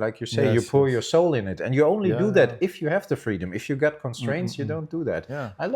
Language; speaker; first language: English; non-native, fluent; German